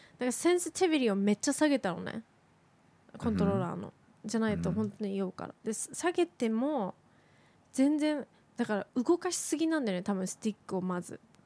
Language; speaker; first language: Japanese; native; Japanese